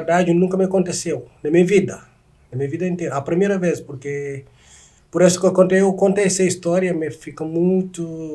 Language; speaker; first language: Portuguese; non-native, learner; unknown